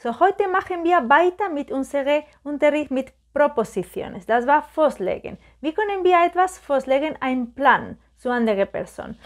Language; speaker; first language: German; non-native, learner; Spanish